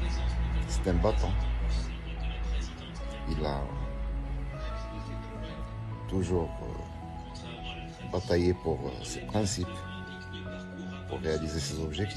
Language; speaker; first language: French; non-native, local second language; Arabic